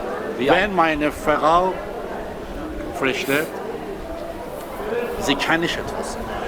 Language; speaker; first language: German; non-native, learner; Persian